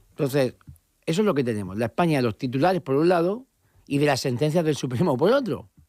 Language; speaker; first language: Spanish; native; Spanish